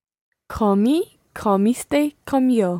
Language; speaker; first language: Spanish; non-native, learner; English